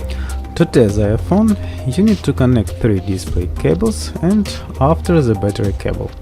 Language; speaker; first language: English; non-native, fluent; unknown